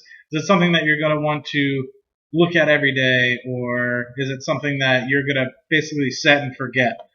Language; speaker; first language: English; native; English